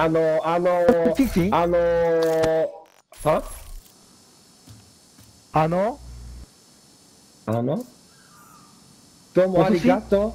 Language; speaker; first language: Japanese; non-native, learner; English